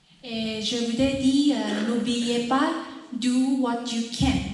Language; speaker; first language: French; non-native, learner; Thai